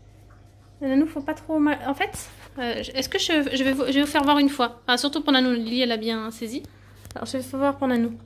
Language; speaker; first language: French; native; French